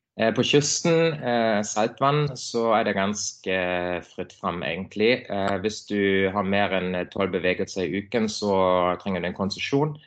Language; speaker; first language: Norwegian; non-native, fluent; German